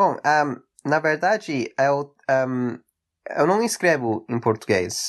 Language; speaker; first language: Portuguese; early bilingual, heritage; English